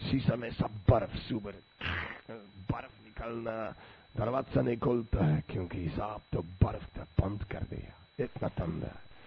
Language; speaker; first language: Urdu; non-native, learner; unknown